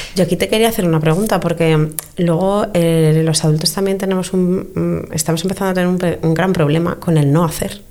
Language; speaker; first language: Spanish; native; Spanish